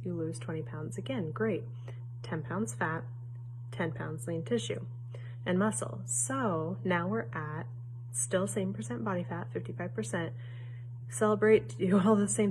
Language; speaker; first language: English; native; English